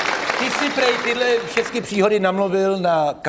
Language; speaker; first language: Czech; native; Czech